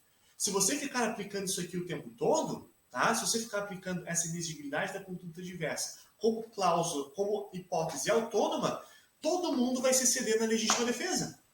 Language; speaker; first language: Portuguese; native; Portuguese